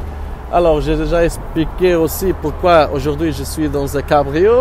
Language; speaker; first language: French; non-native, learner; Portuguese